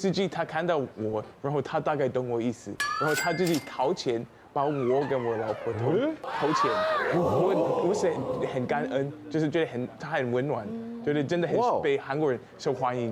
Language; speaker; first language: Chinese; non-native, fluent; English